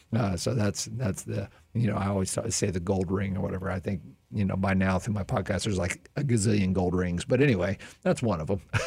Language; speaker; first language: English; native; English